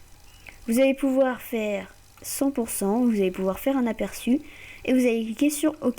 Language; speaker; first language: French; native; French